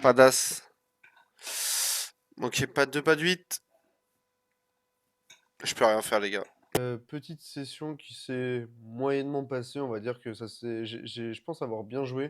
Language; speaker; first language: French; native; French